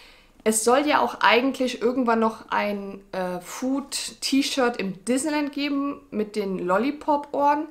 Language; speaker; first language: German; native; German